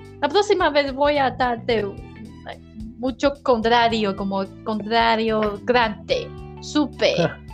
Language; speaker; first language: Spanish; non-native, learner; Chinese